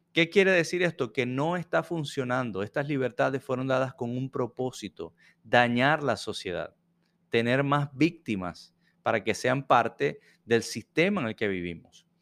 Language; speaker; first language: Spanish; native; Spanish